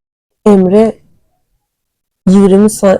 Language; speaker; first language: Turkish; non-native, learner; Turkmen